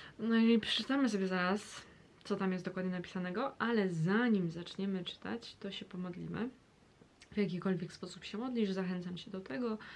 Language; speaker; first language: Polish; early bilingual, heritage; Polish